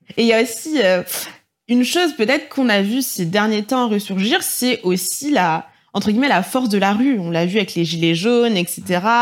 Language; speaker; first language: French; native; French